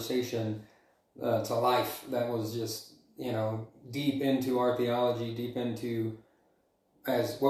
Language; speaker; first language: English; native; English